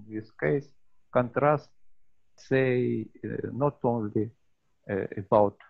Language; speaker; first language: English; non-native, learner; Russian